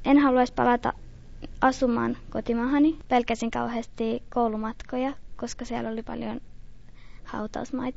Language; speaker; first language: Finnish; early bilingual, other home language; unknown